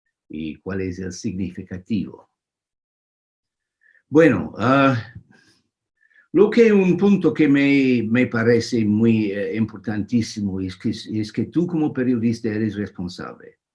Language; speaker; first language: Spanish; non-native, fluent; English